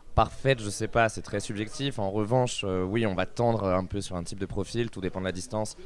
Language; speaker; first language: French; native; French